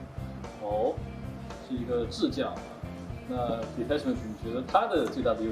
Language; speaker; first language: Chinese; native; Chinese